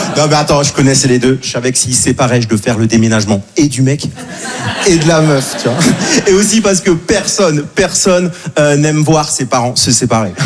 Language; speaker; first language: French; native; French